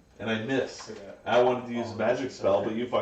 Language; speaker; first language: English; native; English